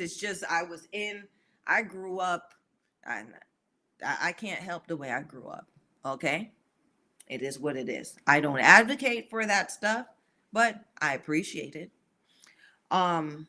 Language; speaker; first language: English; native; English